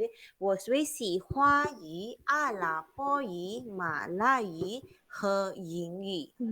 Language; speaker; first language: Chinese; non-native, local second language; Malay